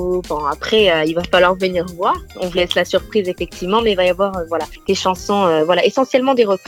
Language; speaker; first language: French; native; French